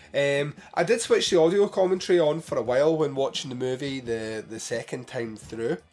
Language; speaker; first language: English; native; English